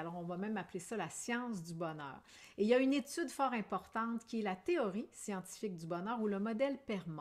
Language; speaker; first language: French; native; French